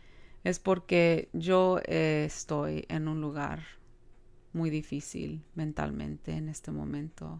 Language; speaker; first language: Spanish; early bilingual, heritage; Spanish